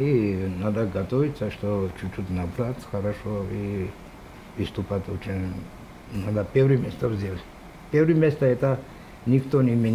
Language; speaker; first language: Russian; non-native, local second language; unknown